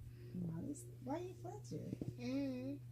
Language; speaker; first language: English; native; English